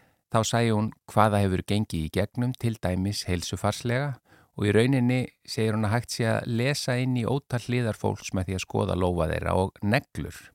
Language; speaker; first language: Icelandic; native; Icelandic